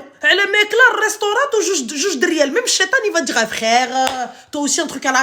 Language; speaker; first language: French; early bilingual, other home language; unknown